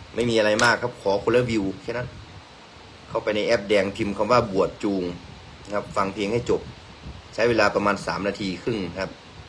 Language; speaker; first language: Thai; native; Thai